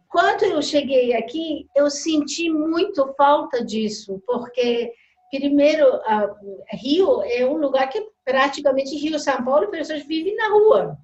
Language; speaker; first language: Portuguese; non-native, fluent; Persian